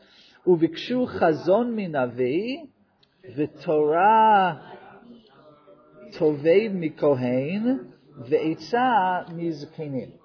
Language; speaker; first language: Hebrew; non-native, fluent; English